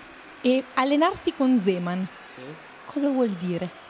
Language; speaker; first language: Italian; native; Italian